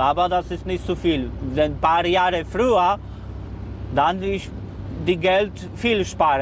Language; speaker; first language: German; non-native, learner; Polish